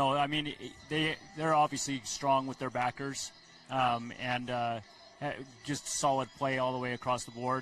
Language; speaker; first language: English; native; English